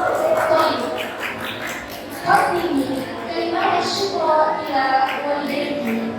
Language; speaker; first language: Arabic; non-native, fluent; Indonesian